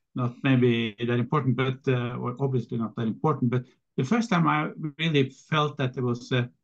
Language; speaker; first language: English; non-native, fluent; Norwegian